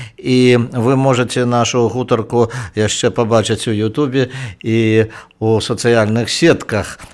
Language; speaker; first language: Belarusian; native; Belarusian